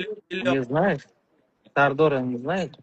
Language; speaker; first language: Russian; non-native, learner; Uzbek